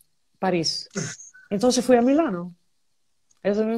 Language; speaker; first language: Spanish; non-native, learner; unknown